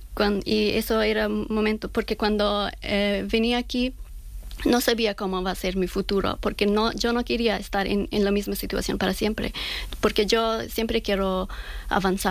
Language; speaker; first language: Spanish; non-native, learner; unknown